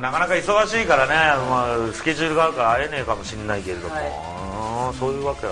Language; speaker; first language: Japanese; native; Japanese